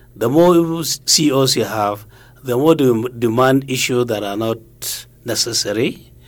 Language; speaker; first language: English; non-native, local second language; Hausa